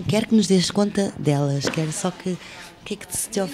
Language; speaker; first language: Portuguese; native; Portuguese